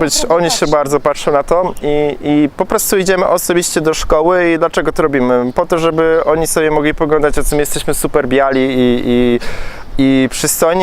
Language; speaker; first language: Polish; native; Polish